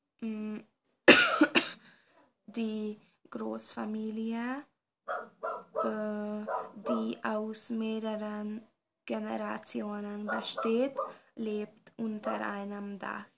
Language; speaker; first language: German; non-native, learner; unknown